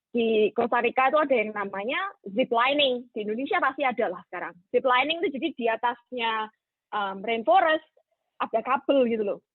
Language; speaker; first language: Indonesian; native; Indonesian